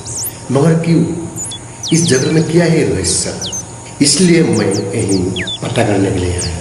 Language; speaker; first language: Hindi; non-native, local second language; Assamese